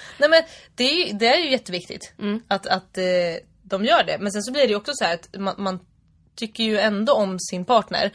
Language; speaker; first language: Swedish; native; Swedish